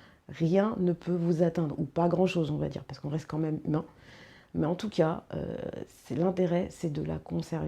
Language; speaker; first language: French; native; French